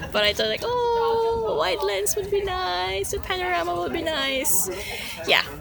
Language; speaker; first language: English; non-native, local second language; Filipino